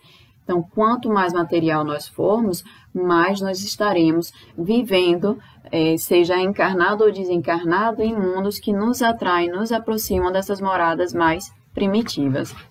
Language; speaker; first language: Portuguese; native; Portuguese